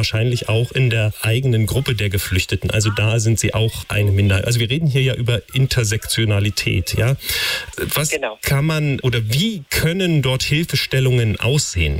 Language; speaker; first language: German; native; German